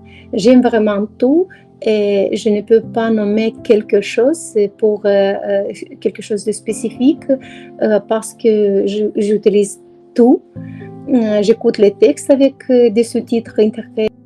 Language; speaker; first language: French; non-native, learner; Romanian